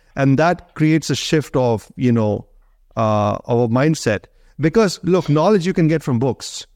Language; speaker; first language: English; non-native, local second language; Hindi